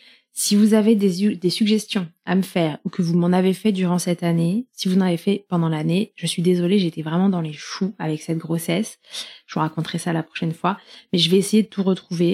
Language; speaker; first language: French; native; French